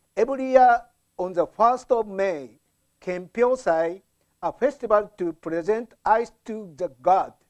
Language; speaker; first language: English; non-native, fluent; Japanese